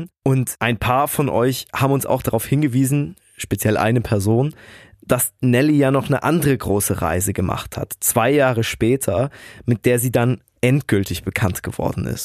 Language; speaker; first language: German; native; German